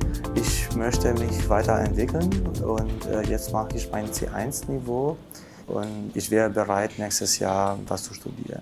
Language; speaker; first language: German; non-native, fluent; Albanian